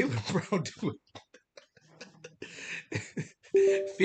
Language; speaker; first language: English; native; English